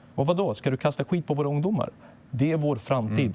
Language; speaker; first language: Swedish; early bilingual, other home language; Serbian